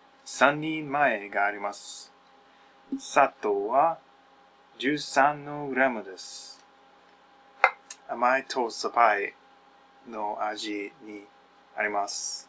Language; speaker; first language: Japanese; non-native, learner; English